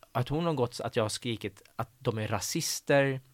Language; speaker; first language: Swedish; early bilingual, other home language; Persian